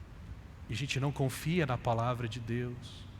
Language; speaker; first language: Portuguese; native; Portuguese